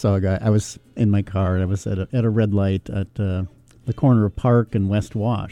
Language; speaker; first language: English; native; English